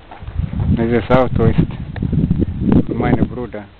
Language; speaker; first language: German; non-native, learner; Arabic